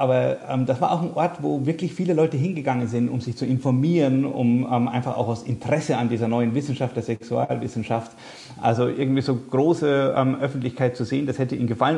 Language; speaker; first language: German; native; German